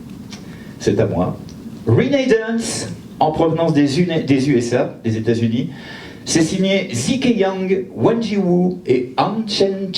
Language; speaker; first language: French; native; French